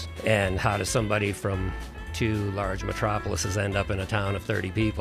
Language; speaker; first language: English; native; English